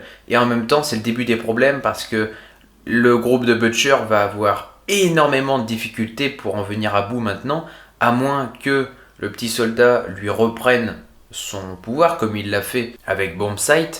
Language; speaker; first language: French; native; French